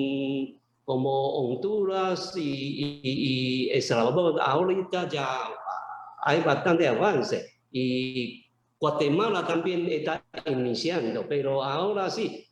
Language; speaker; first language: Spanish; non-native, learner; Chinese